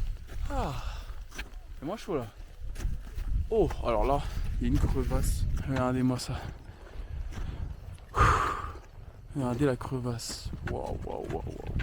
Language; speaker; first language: French; native; French